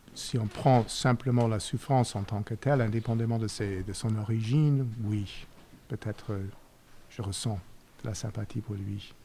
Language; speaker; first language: French; non-native, fluent; English